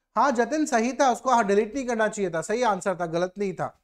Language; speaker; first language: Hindi; native; Hindi